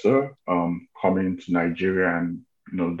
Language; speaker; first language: English; non-native, local second language; Yoruba